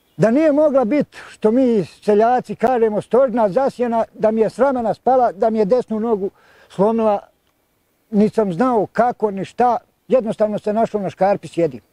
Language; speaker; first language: Bosnian; native; Bosnian